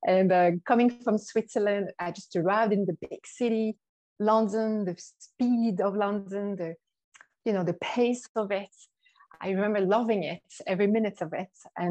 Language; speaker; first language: English; non-native, fluent; French